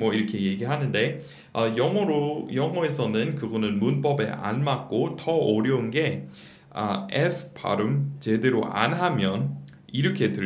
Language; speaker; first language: Korean; non-native, fluent; English